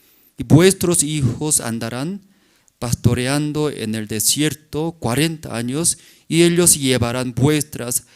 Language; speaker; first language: Spanish; non-native, learner; Korean